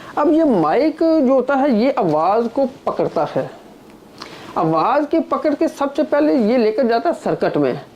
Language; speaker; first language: Urdu; non-native, local second language; Punjabi